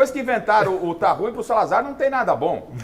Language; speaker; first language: Portuguese; native; Portuguese